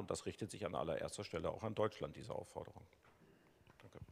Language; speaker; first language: German; native; German